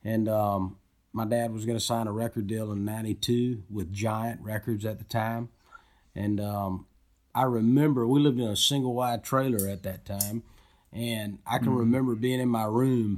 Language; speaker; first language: English; native; English